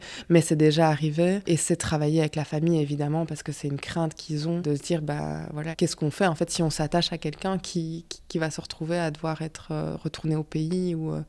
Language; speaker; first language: French; native; French